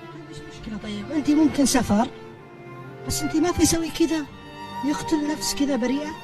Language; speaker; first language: Arabic; native; Arabic